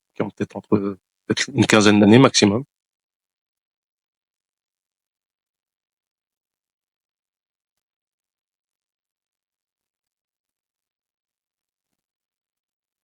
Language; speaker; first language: French; non-native, local second language; Wolof